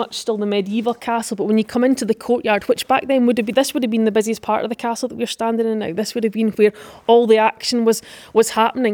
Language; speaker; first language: English; native; English